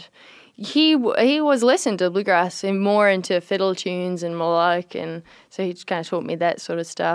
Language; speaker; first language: English; native; English